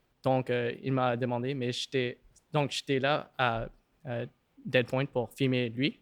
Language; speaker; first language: French; non-native, local second language; English